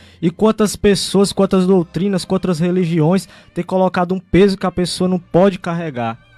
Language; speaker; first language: Portuguese; native; Portuguese